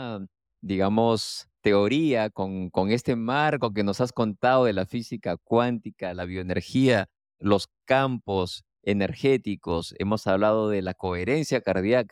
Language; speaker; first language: Spanish; native; Spanish